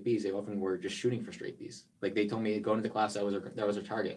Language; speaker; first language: English; native; English